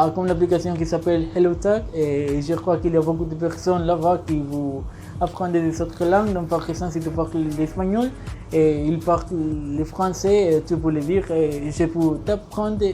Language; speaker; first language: French; non-native, learner; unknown